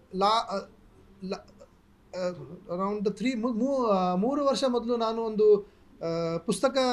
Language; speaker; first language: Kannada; non-native, local second language; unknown